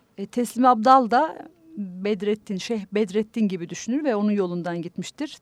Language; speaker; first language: Turkish; native; Turkish